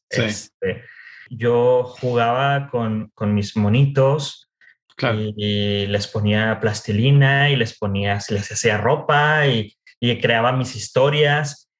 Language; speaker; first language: Spanish; native; Spanish